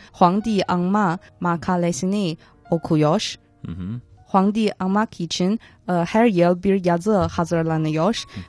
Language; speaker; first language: Turkish; non-native, fluent; Chinese